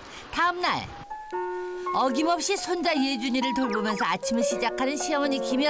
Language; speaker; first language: Korean; native; Korean